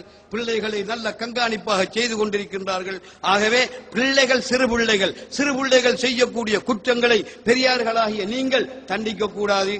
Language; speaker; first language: Tamil; native; Tamil